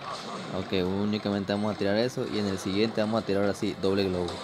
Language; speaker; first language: Spanish; native; Spanish